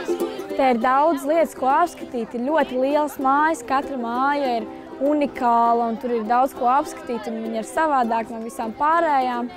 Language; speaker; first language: Latvian; native; Latvian